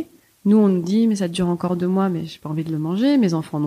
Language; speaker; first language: French; native; French